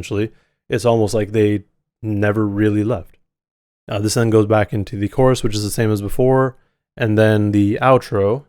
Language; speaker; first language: English; native; English